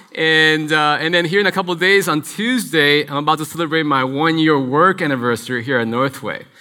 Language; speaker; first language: English; early bilingual, other home language; Spanish